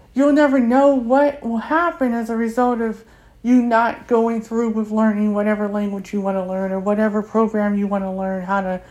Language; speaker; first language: English; native; English